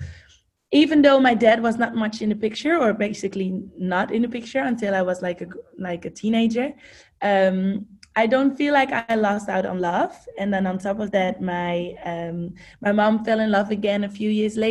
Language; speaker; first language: English; non-native, fluent; Dutch